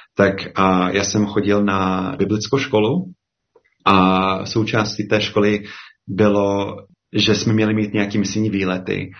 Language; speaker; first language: Czech; non-native, fluent; English